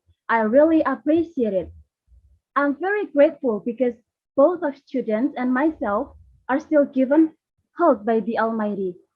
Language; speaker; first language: English; non-native, learner; Indonesian